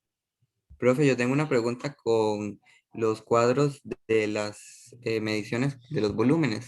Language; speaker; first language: Spanish; native; Spanish